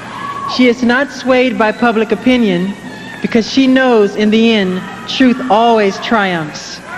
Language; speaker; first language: English; native; English